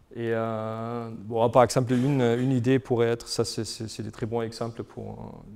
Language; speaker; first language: French; non-native, fluent; German